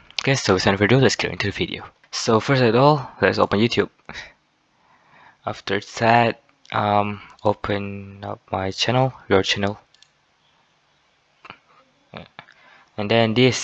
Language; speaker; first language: English; non-native, fluent; Malay